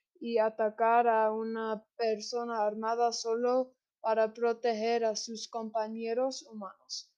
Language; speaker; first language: Spanish; non-native, learner; English